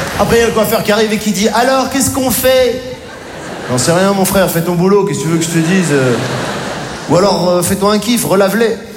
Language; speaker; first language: French; native; French